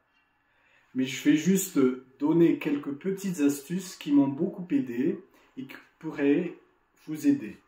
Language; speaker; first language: French; non-native, local second language; Malagasy